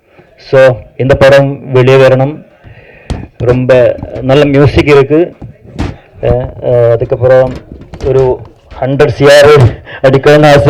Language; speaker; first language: Tamil; non-native, learner; Malayalam